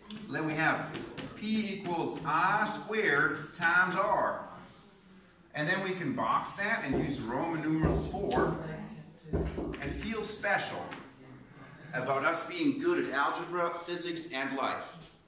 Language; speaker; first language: English; native; English